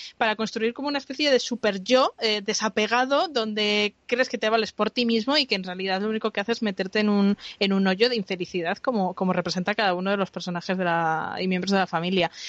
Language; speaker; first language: Spanish; native; Spanish